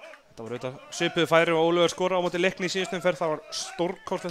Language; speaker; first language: Icelandic; native; Icelandic